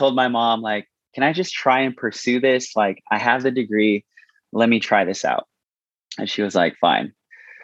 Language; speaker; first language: English; native; English